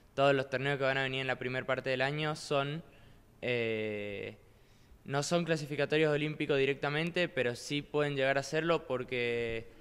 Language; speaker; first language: Spanish; native; Spanish